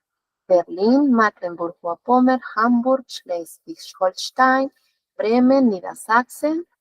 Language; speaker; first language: German; non-native, fluent; Spanish